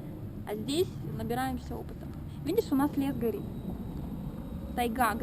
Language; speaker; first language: Russian; native; Russian